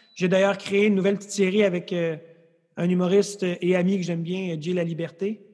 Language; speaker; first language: French; native; French